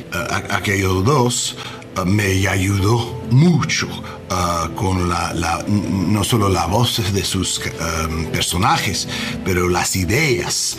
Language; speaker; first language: Spanish; non-native, learner; English